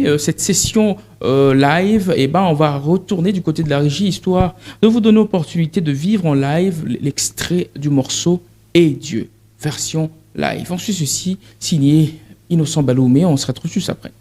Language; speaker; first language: French; non-native, local second language; Lingala